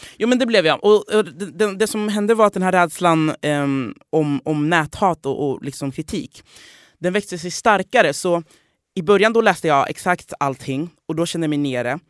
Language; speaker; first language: Swedish; non-native, fluent; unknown